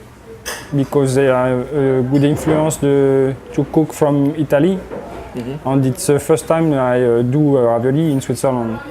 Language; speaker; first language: English; non-native, learner; French